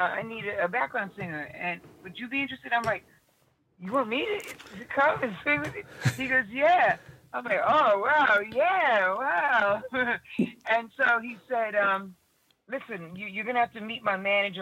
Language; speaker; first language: English; native; English